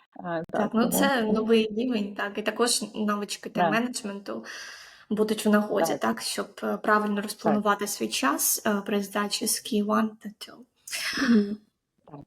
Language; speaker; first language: Ukrainian; native; Ukrainian